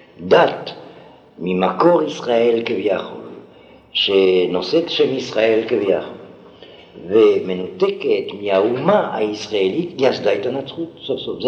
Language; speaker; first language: Hebrew; non-native, fluent; French